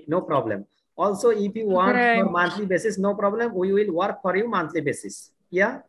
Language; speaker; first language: English; non-native, learner; Bangla